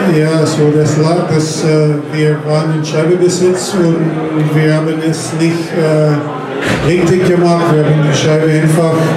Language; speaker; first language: German; non-native, fluent; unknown